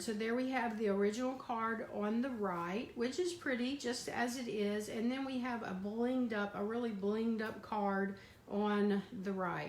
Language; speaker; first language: English; native; English